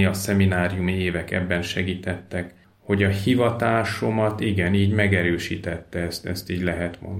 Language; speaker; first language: Hungarian; native; Hungarian